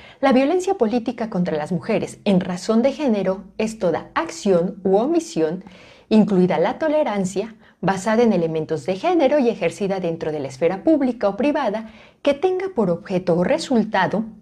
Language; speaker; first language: Spanish; native; Spanish